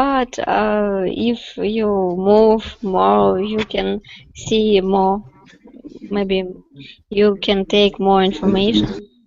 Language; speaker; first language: English; non-native, learner; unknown